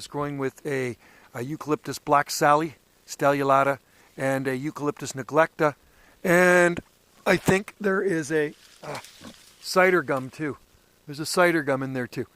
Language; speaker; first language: English; native; English